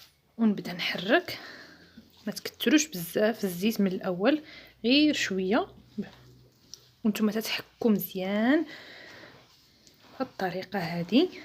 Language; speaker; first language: Arabic; native; Arabic